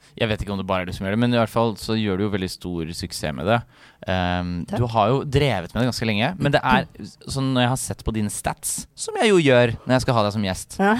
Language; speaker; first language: Norwegian; native; Norwegian